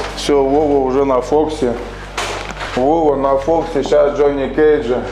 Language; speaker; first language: Russian; native; Russian